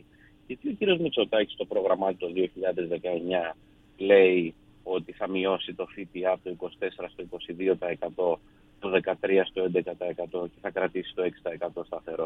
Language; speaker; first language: Greek; native; Greek